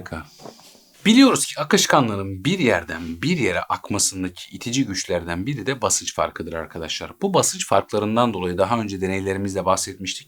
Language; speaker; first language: Turkish; native; Turkish